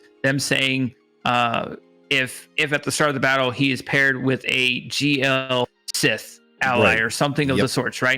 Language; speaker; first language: English; native; English